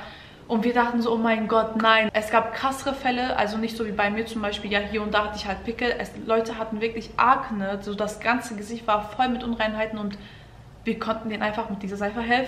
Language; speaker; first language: German; early bilingual, other home language; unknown